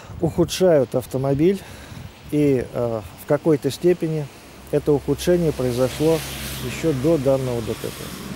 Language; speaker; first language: Russian; native; Russian